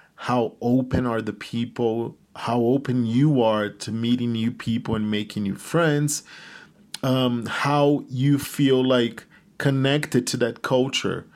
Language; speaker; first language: English; non-native, fluent; Portuguese